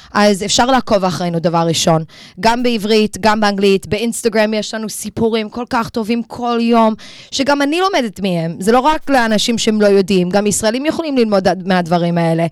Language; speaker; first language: Hebrew; early bilingual, other home language; English